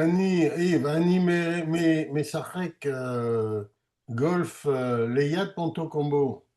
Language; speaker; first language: Hebrew; non-native, learner; French